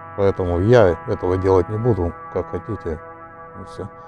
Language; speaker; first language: Russian; native; Russian